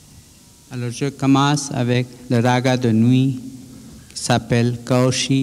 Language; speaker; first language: French; non-native, fluent; Bangla